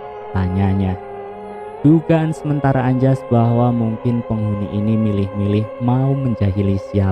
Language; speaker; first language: Indonesian; native; Indonesian